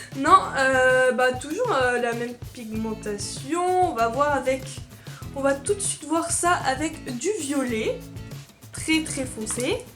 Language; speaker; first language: French; native; French